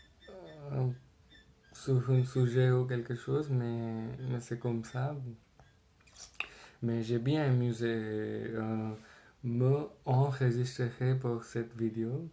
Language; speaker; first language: French; non-native, learner; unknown